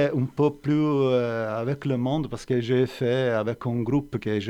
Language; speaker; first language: French; non-native, fluent; Italian